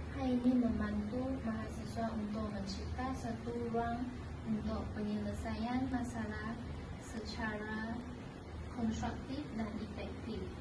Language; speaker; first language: Malay; non-native, local second language; Chinese